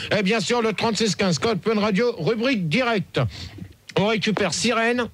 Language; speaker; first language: French; native; French